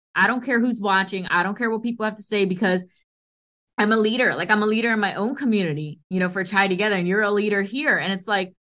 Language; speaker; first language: English; early bilingual, other home language; Hindi